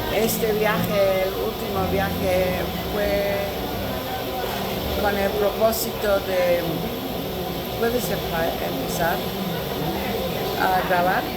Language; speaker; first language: Spanish; non-native, learner; English